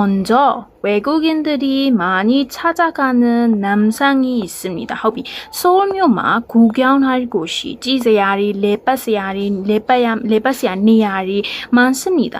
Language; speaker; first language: Korean; non-native, fluent; Burmese